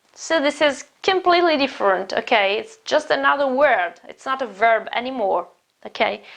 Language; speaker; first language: English; non-native, fluent; Italian